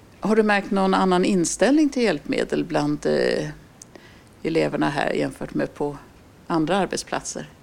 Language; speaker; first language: Swedish; native; Swedish